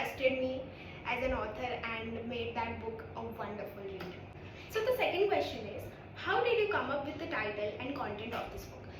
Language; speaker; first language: English; non-native, local second language; Hindi